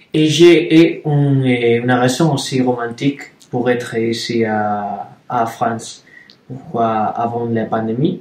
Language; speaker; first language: French; non-native, learner; Spanish